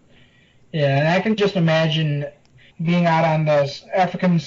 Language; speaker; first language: English; native; English